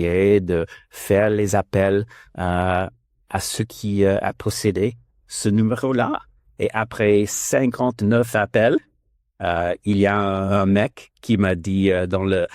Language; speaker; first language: French; non-native, learner; English